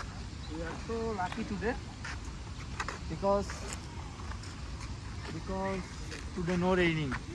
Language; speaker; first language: English; non-native, learner; Bangla